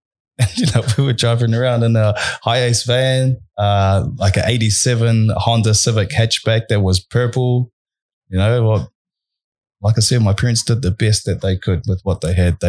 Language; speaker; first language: English; native; English